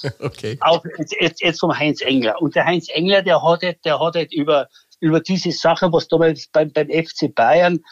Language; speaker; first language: German; native; German